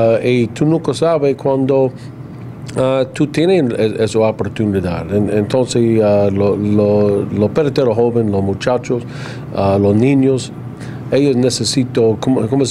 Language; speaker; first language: Spanish; non-native, learner; English